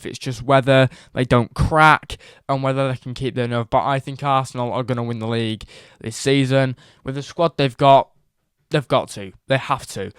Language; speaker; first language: English; native; English